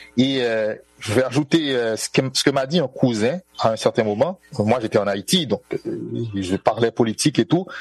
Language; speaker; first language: French; non-native, local second language; Haitian Creole